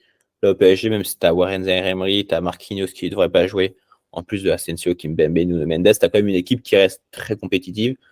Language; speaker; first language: French; native; French